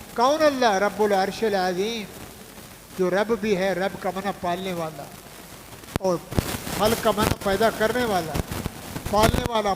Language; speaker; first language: Urdu; non-native, local second language; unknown